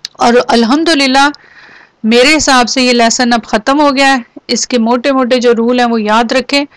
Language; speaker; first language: Urdu; native; Urdu